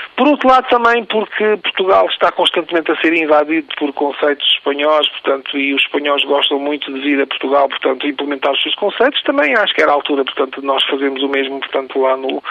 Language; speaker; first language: Portuguese; native; Portuguese